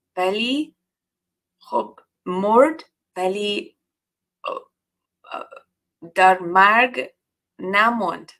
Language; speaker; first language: Persian; non-native, learner; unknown